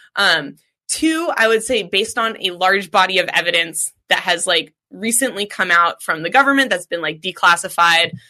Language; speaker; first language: English; native; English